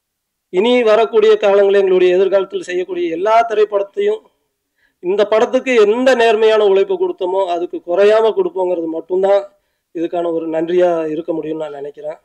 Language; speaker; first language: Tamil; native; Tamil